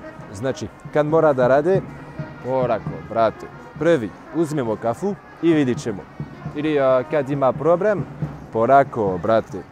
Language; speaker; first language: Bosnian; non-native, learner; French